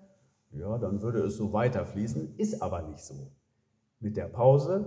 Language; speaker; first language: German; native; German